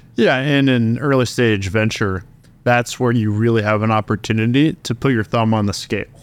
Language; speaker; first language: English; native; English